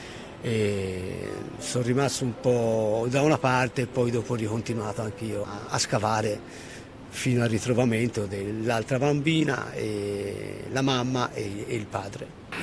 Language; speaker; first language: Italian; native; Italian